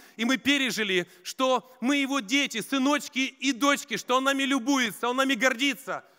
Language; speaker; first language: Russian; native; Russian